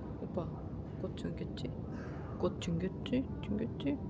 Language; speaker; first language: Korean; non-native, learner; Russian